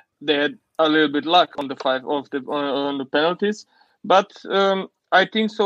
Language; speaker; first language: English; non-native, learner; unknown